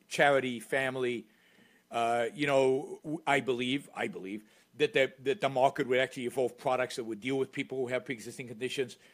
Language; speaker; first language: English; native; English